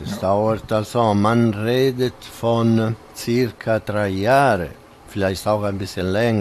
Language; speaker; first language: German; non-native, fluent; Italian